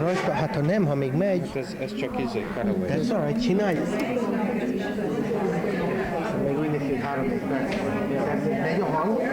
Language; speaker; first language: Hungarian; early bilingual, heritage; Hungarian